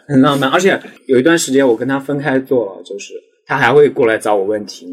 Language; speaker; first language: Chinese; native; Chinese